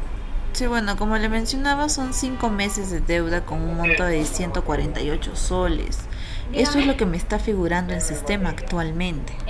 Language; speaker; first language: Spanish; native; Spanish